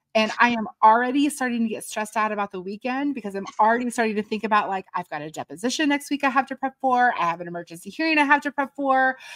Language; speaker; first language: English; native; English